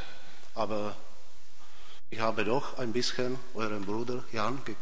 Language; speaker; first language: German; non-native, fluent; Czech